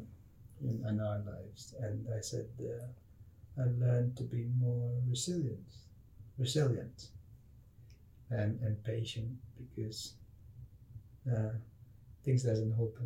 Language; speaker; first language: English; non-native, local second language; Filipino